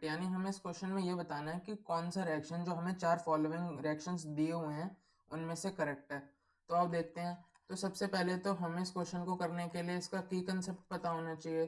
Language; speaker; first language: Hindi; native; Hindi